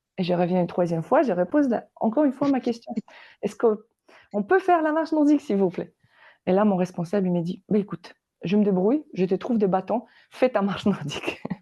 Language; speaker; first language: French; non-native, fluent; Polish